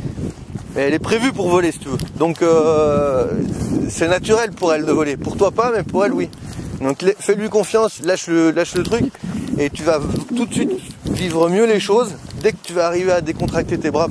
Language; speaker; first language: French; native; French